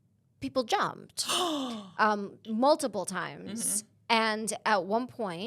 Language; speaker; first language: English; native; English